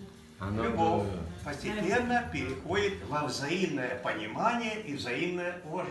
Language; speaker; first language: Russian; native; Russian